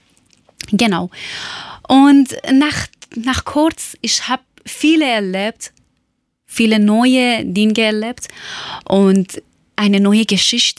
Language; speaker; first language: German; non-native, learner; Persian